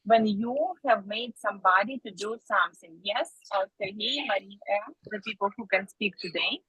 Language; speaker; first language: English; non-native, fluent; Ukrainian